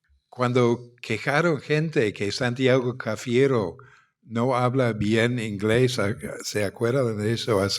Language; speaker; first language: Spanish; non-native, fluent; English